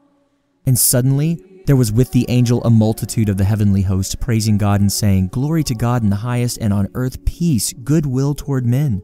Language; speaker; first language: English; native; English